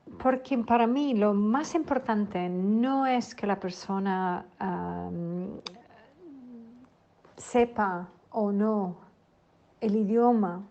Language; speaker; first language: Spanish; non-native, fluent; English